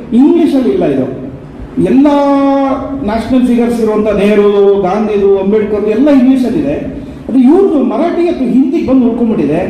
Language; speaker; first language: Kannada; native; Kannada